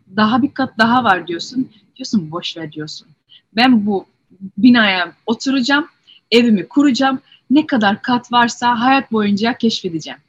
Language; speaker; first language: Turkish; early bilingual, heritage; Turkish